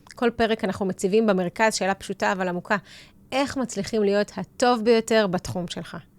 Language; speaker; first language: Hebrew; early bilingual, other home language; Russian